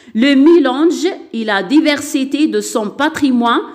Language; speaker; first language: French; non-native, local second language; Arabic